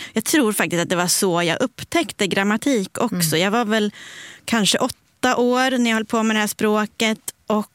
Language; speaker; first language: Swedish; native; Swedish